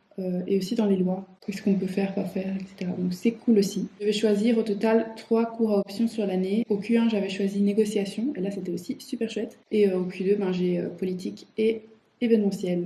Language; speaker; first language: French; native; French